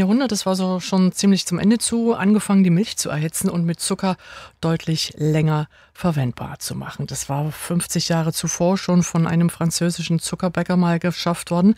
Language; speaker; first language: German; native; German